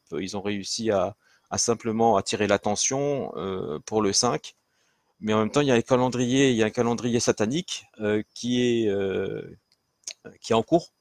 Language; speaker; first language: French; native; French